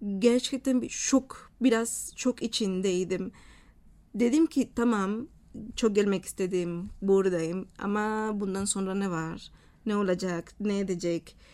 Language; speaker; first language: Turkish; non-native, fluent; Spanish